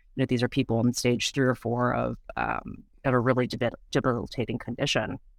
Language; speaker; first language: English; native; English